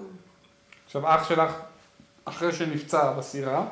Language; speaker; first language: Hebrew; native; Hebrew